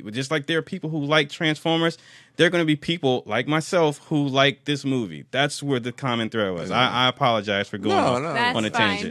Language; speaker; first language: English; native; English